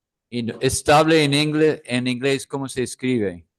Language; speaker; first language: Spanish; non-native, fluent; English